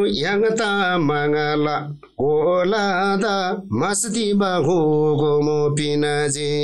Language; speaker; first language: Nepali; non-native, local second language; Eastern Tamang